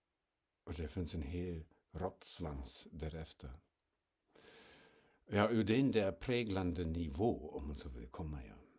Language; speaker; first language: Swedish; non-native, fluent; German